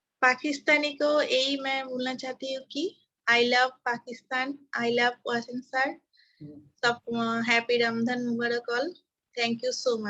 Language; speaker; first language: Hindi; non-native, local second language; Bangla